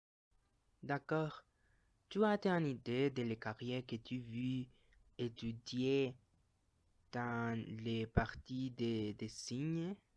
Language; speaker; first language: French; non-native, learner; Spanish